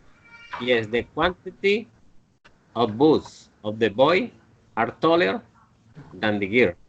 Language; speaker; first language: English; non-native, learner; Spanish